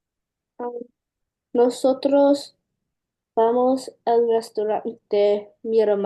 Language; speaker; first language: Spanish; non-native, learner; English